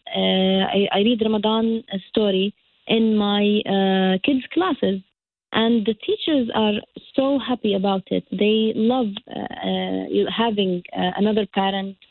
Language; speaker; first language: English; non-native, fluent; Arabic